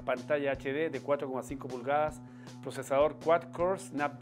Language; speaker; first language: Spanish; native; Spanish